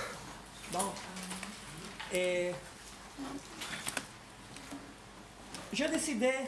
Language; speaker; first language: French; non-native, fluent; Italian